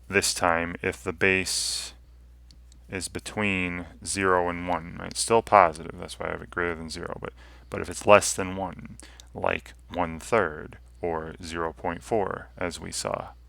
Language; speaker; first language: English; native; English